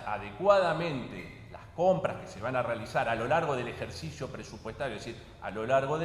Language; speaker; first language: Spanish; native; Spanish